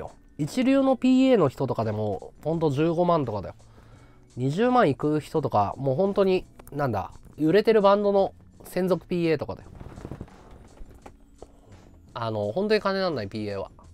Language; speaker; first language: Japanese; native; Japanese